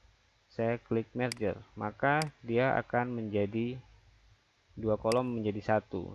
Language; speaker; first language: Indonesian; native; Indonesian